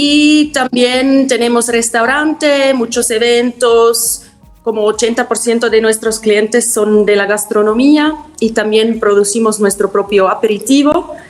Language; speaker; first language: Spanish; non-native, fluent; German